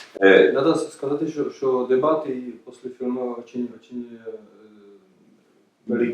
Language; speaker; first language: Ukrainian; non-native, learner; Czech